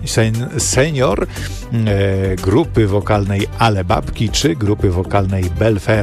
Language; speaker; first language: Polish; native; Polish